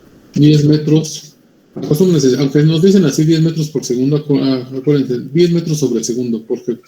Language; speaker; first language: Spanish; native; Spanish